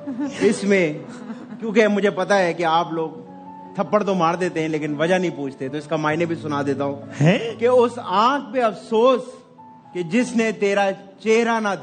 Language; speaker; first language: Urdu; native; Urdu